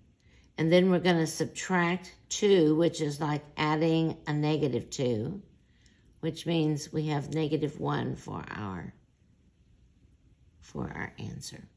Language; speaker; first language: English; native; English